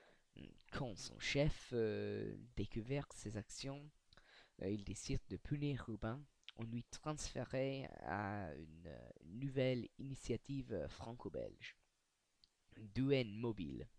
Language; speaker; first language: French; non-native, learner; English